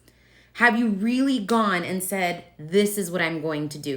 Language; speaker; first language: English; native; English